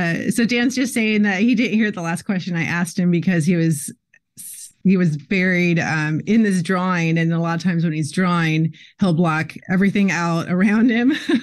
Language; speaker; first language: English; native; English